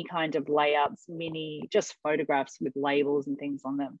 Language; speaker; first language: English; native; English